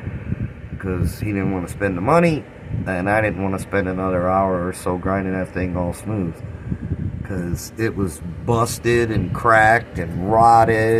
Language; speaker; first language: English; native; English